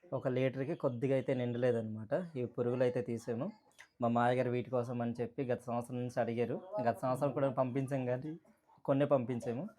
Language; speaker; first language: Telugu; non-native, local second language; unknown